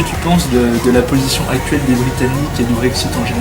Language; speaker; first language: French; native; French